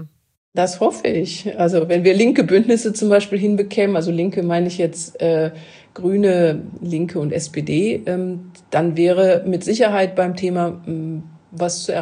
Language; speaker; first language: German; native; German